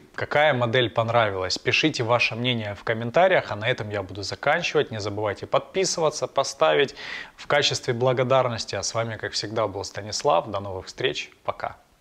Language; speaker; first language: Russian; native; Russian